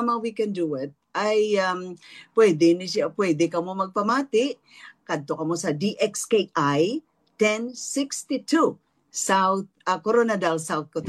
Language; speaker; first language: Filipino; non-native, local second language; Hiligaynon